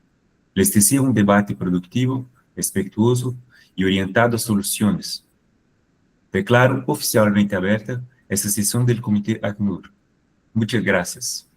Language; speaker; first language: Spanish; non-native, learner; Portuguese